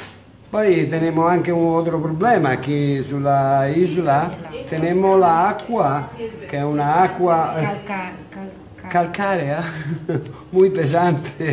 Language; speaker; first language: Spanish; non-native, learner; Italian